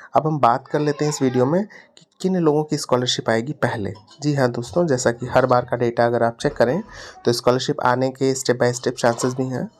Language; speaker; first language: Hindi; native; Hindi